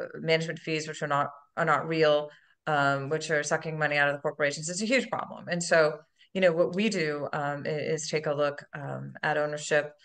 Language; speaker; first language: English; native; English